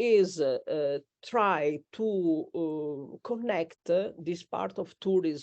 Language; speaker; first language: English; non-native, learner; Italian